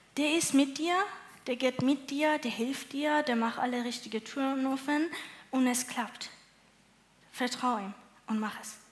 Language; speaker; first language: German; non-native, learner; Persian